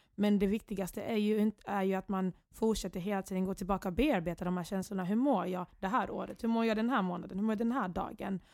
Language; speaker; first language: Swedish; early bilingual, other home language; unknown